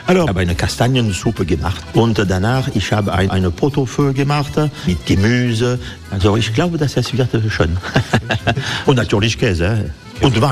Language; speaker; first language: German; non-native, learner; French